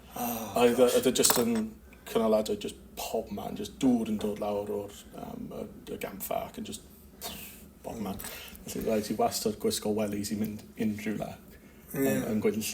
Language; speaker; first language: Welsh; non-native, local second language; English